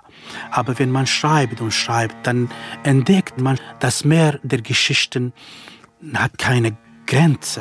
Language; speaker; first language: German; non-native, fluent; Kurdish